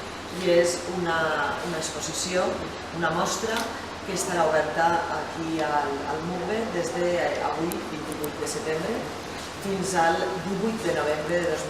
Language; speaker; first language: Catalan; native; Catalan